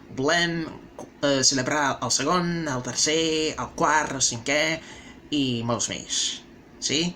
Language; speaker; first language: Catalan; non-native, fluent; Portuguese